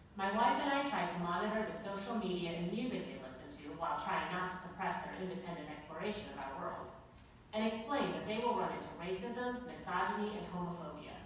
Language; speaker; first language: English; native; English